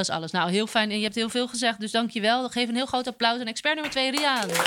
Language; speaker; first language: Dutch; native; Dutch